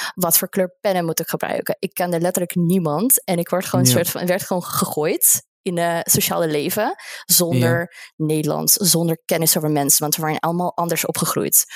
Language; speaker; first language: Dutch; non-native, fluent; Russian